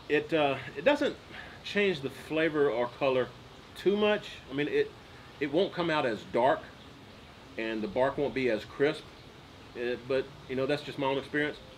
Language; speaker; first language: English; native; English